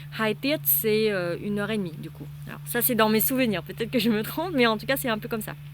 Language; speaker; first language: French; non-native, fluent; Vietnamese